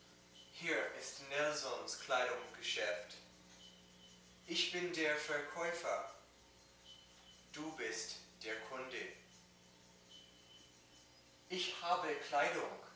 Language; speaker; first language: German; non-native, learner; English